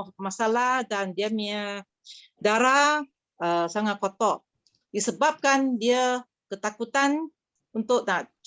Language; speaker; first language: Malay; non-native, local second language; Chinese